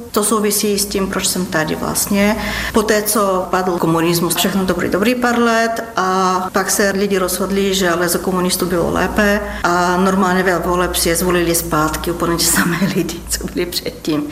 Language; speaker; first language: Czech; non-native, fluent; Bulgarian